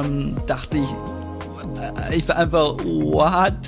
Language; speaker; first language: German; non-native, fluent; Arabic